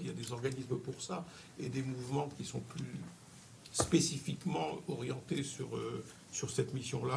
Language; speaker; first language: French; native; French